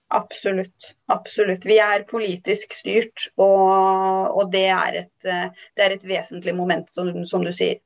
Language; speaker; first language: Norwegian; native; Norwegian